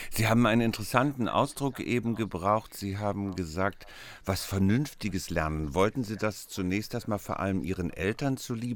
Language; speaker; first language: German; native; German